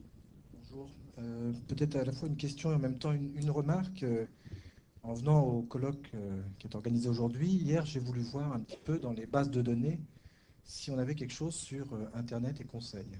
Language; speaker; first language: French; native; French